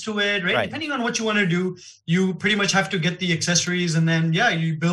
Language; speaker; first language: English; non-native, fluent; Gujarati